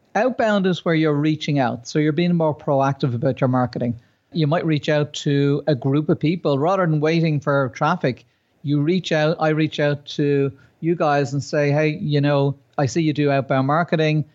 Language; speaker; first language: English; native; English